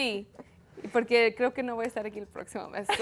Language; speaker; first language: Spanish; early bilingual, heritage; Spanish